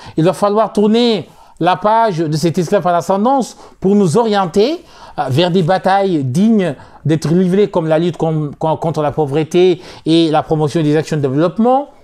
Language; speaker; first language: French; non-native, local second language; Soninke